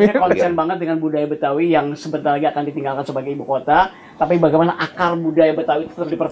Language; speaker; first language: Indonesian; native; Indonesian